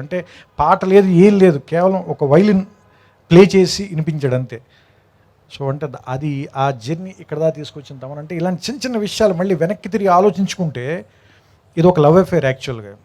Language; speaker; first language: Telugu; native; Telugu